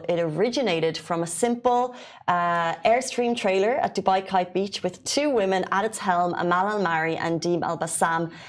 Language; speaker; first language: English; native; English